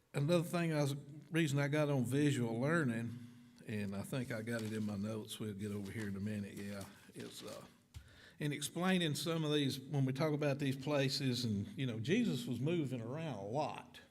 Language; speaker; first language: English; native; English